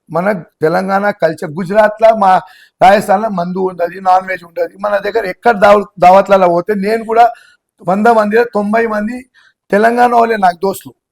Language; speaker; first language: Telugu; non-native, local second language; Gujarati